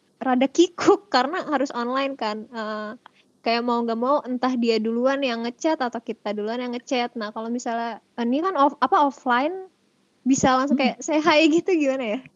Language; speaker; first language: Indonesian; native; Indonesian